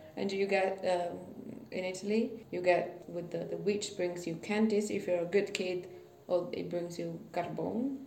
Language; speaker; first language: English; non-native, fluent; Italian